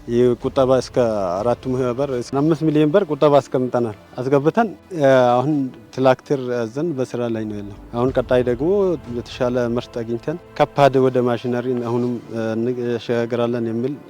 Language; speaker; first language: Amharic; non-native, local second language; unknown